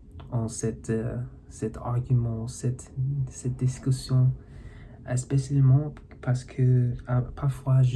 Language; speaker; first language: French; non-native, learner; English